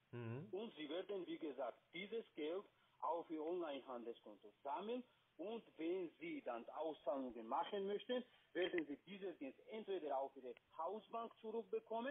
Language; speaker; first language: German; non-native, fluent; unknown